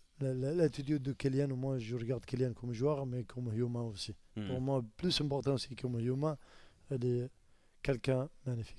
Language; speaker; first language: French; non-native, learner; Arabic